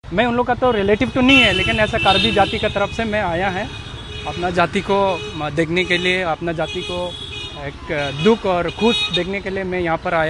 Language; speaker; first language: Hindi; non-native, local second language; Karbi